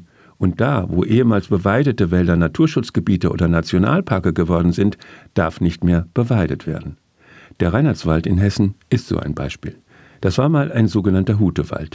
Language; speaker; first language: German; native; German